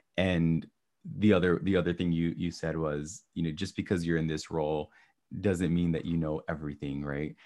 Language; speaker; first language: English; native; English